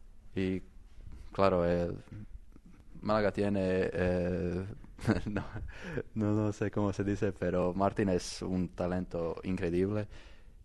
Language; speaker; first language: Spanish; non-native, learner; Croatian